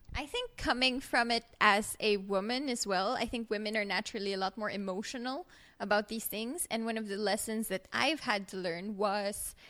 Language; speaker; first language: English; non-native, local second language; Filipino